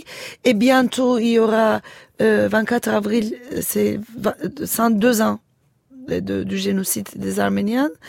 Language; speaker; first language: French; non-native, fluent; Turkish